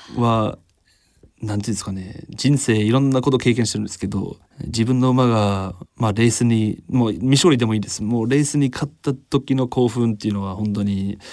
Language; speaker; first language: Japanese; non-native, fluent; English